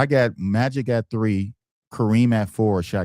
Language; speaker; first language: English; native; English